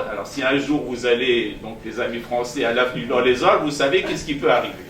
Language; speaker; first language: French; non-native, fluent; Persian